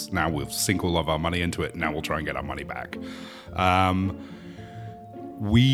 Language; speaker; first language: English; native; English